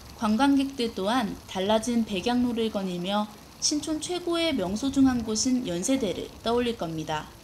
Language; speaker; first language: Korean; native; Korean